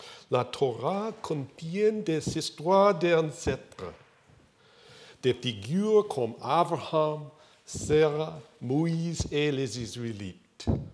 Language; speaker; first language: French; non-native, learner; English